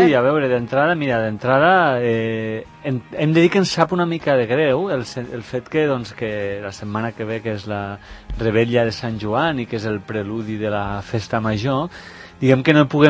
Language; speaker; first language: Catalan; native; Catalan